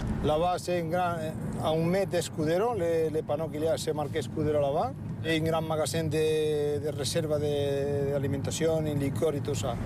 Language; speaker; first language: French; non-native, learner; Spanish